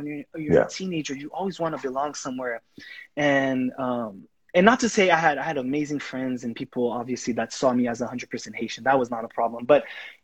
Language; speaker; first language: English; non-native, fluent; Haitian Creole